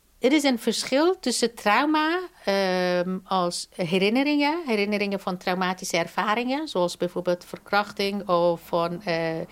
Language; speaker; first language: Dutch; non-native, fluent; Persian